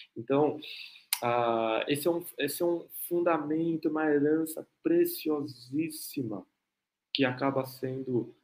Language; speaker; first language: Portuguese; non-native, fluent; Korean